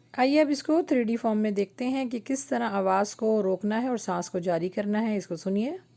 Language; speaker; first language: Urdu; native; Urdu